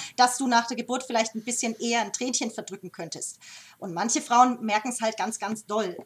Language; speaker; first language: German; native; German